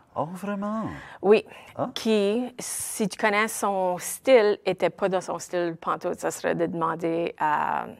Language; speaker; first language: French; native; French